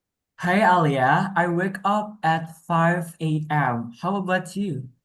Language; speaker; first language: English; non-native, learner; Indonesian